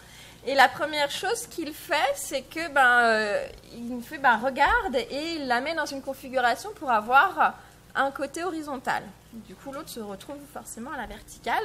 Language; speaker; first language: French; native; French